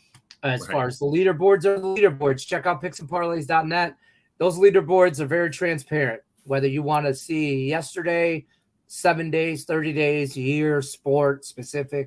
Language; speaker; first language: English; native; English